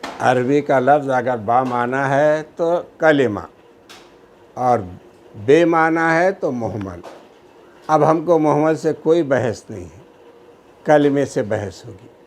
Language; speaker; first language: Urdu; native; Urdu